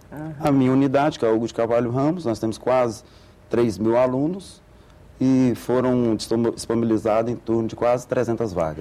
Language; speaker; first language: Portuguese; native; Portuguese